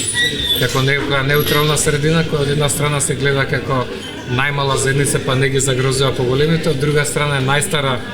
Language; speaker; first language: Macedonian; native; Macedonian